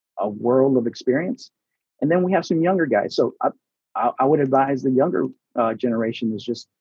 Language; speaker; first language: English; early bilingual, other home language; Spanish